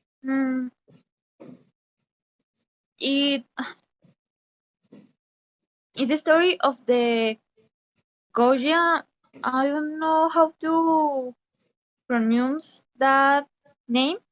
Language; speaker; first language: English; non-native, learner; Spanish